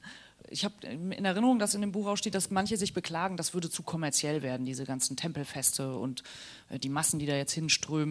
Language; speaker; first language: German; native; German